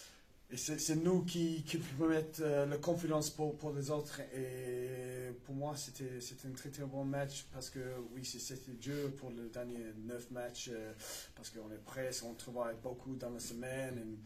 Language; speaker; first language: French; non-native, learner; English